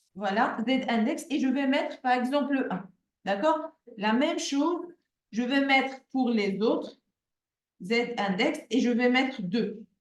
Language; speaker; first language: French; non-native, local second language; Arabic